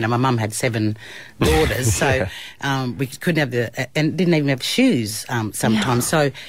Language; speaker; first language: English; native; English